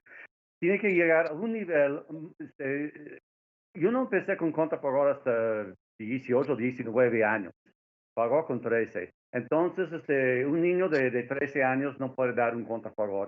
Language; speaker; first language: Spanish; non-native, fluent; English